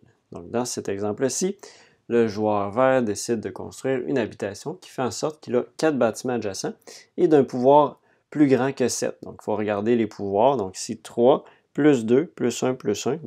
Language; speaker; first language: French; native; French